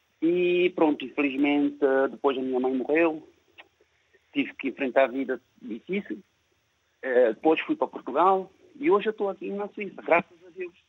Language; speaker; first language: Portuguese; native; Portuguese